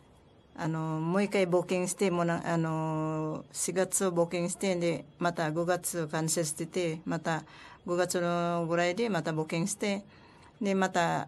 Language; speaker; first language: Japanese; non-native, learner; Filipino